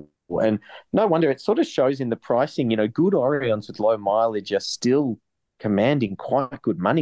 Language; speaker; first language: English; native; English